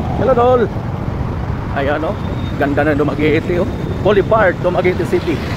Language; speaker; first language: Filipino; non-native, local second language; Cebuano